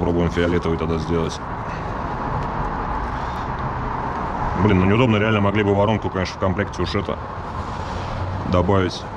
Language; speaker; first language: Russian; native; Russian